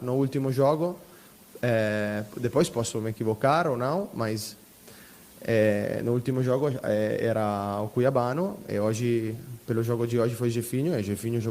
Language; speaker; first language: Portuguese; non-native, fluent; Italian